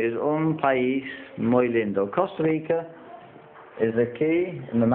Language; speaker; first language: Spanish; non-native, learner; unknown